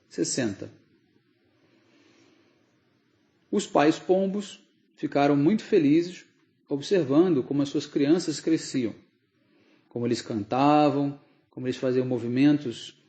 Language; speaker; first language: Portuguese; native; Portuguese